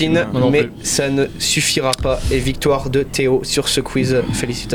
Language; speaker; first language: French; native; French